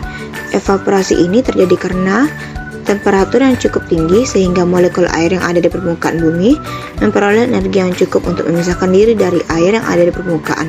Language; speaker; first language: Indonesian; native; Indonesian